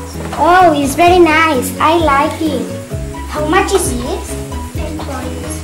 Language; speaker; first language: English; non-native, learner; Catalan